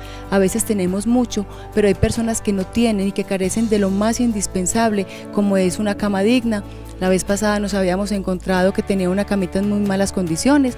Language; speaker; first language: Spanish; native; Spanish